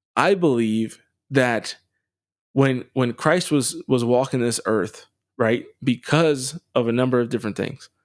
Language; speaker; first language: English; native; English